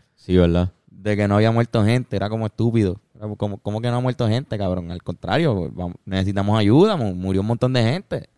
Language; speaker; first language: Spanish; native; Spanish